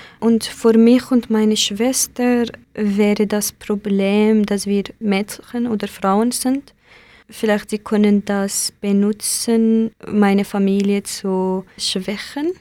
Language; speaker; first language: German; non-native, learner; Kurdish